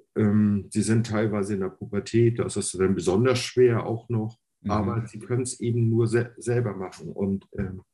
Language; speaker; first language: German; native; German